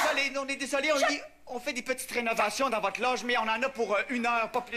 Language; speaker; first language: French; native; French